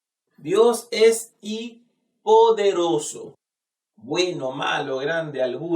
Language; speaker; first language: Spanish; non-native, fluent; Haitian Creole